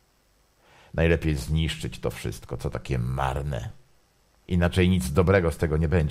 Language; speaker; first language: Polish; native; Polish